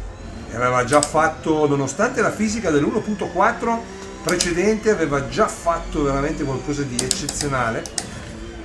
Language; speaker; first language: Italian; native; Italian